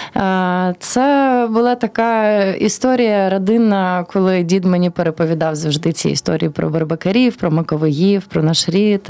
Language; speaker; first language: Ukrainian; early bilingual, heritage; Ukrainian